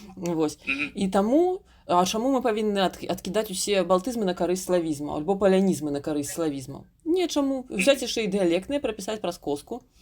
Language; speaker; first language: Belarusian; non-native, local second language; Russian